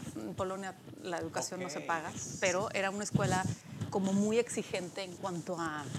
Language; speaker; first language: Spanish; early bilingual, other home language; Polish